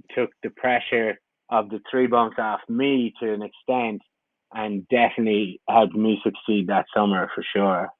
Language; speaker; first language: English; native; English